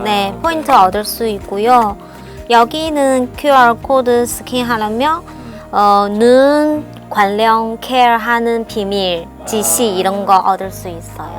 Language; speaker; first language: Korean; non-native, fluent; Chinese